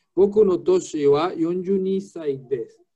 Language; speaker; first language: Japanese; non-native, learner; Spanish